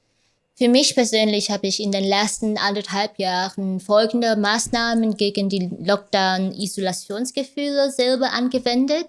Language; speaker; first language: German; non-native, fluent; Vietnamese